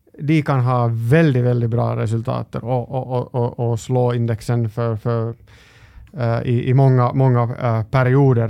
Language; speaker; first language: Swedish; non-native, local second language; Finnish